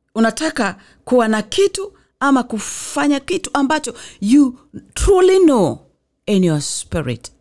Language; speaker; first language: English; non-native, local second language; Swahili